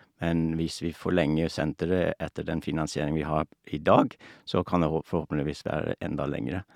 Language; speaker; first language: Norwegian; non-native, fluent; English